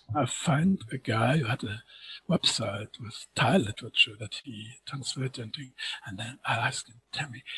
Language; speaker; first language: English; non-native, fluent; German